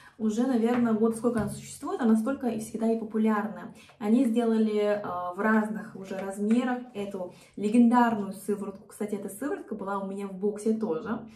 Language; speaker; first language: Russian; non-native, fluent; Korean